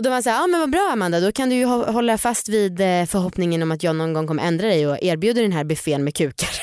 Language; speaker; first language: Swedish; native; Swedish